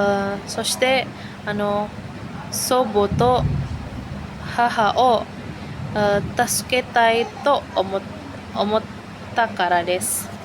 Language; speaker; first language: Japanese; non-native, learner; Indonesian